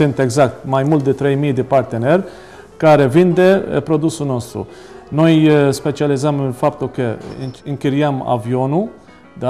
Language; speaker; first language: Romanian; non-native, learner; Maltese